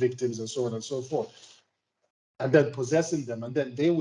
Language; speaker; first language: English; non-native, local second language; Igbo